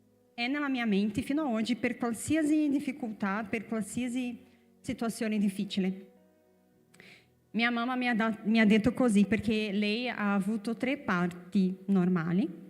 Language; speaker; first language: Italian; non-native, fluent; Portuguese